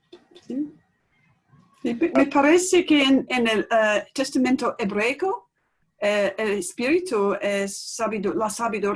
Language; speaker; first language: Spanish; non-native, fluent; English